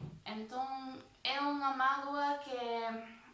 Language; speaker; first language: Portuguese; non-native, fluent; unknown